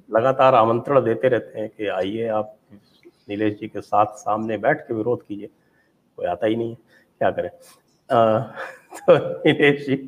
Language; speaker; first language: Hindi; native; Hindi